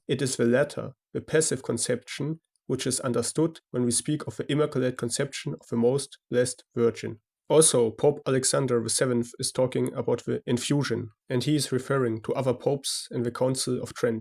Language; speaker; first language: English; non-native, fluent; German